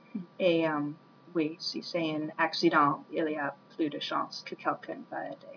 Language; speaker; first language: French; non-native, learner; English